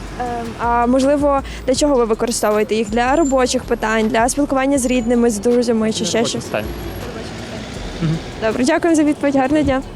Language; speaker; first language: Ukrainian; native; Ukrainian